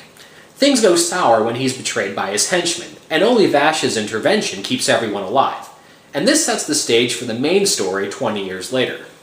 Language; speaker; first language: English; native; English